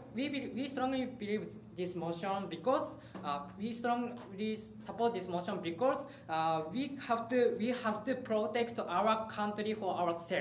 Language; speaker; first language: English; non-native, learner; Japanese